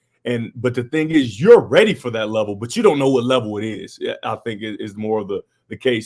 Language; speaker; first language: English; native; English